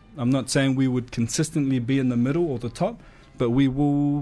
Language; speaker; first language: English; native; English